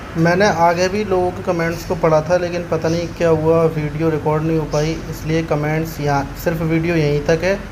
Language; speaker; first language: Hindi; native; Hindi